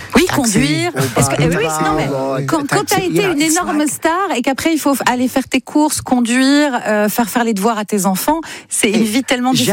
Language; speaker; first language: French; native; French